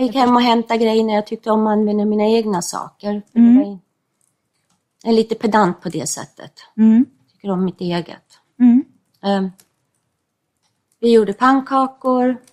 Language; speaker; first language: Swedish; non-native, fluent; English